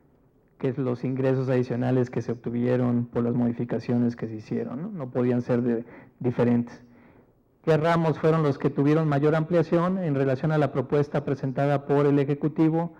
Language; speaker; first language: Spanish; native; Spanish